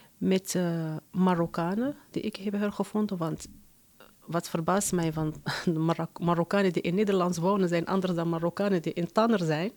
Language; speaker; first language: Dutch; non-native, fluent; Arabic